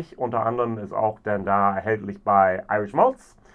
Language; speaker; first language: German; non-native, fluent; English